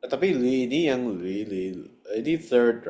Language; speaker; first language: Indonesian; native; Indonesian